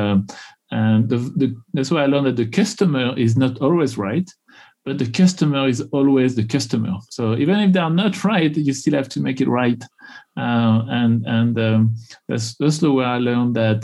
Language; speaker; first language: English; non-native, fluent; French